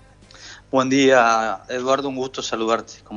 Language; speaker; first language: Spanish; native; Spanish